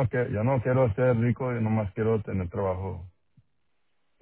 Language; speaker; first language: Spanish; non-native, local second language; English